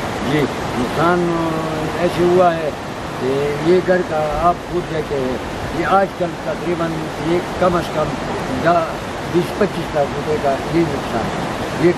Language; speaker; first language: Hindi; non-native, local second language; Pashto